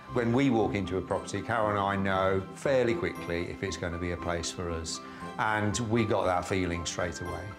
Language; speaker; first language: English; native; English